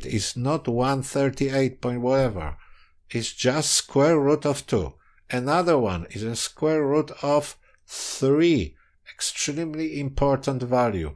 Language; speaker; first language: English; non-native, fluent; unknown